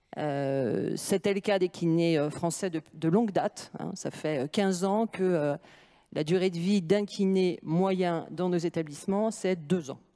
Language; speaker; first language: French; native; French